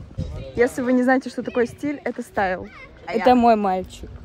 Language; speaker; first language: Russian; native; Russian